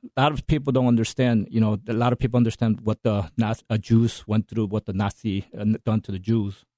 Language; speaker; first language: English; non-native, fluent; Korean